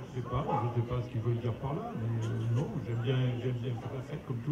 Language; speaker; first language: French; native; French